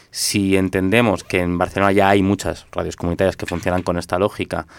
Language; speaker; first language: Spanish; non-native, local second language; Catalan